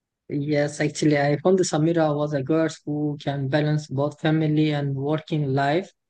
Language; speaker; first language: English; non-native, fluent; Turkish